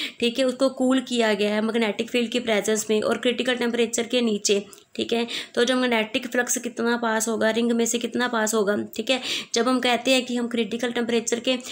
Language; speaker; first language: Hindi; non-native, local second language; Punjabi